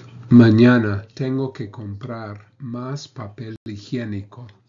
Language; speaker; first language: Spanish; non-native, fluent; English